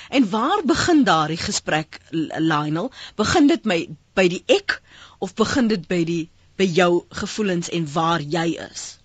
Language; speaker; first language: Afrikaans; native; Afrikaans